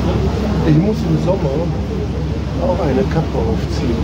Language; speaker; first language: German; native; German